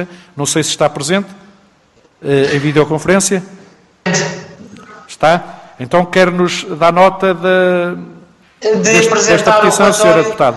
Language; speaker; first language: Portuguese; native; Portuguese